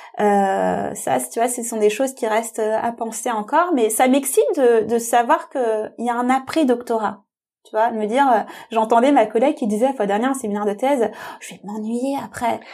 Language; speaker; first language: French; native; French